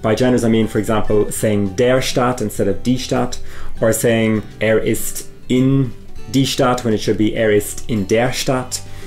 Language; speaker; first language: German; non-native, fluent; English